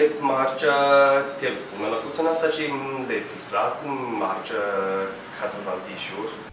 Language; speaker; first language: Malagasy; non-native, fluent; English